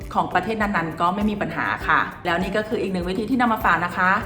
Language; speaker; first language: Thai; native; Thai